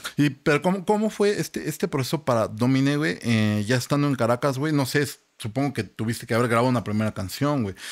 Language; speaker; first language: Spanish; native; Spanish